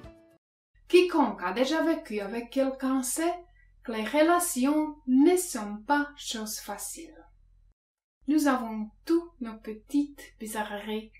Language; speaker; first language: French; non-native, fluent; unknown